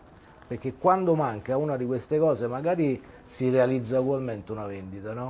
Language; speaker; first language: Italian; native; Italian